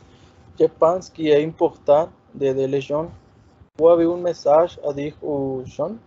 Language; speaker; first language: French; non-native, learner; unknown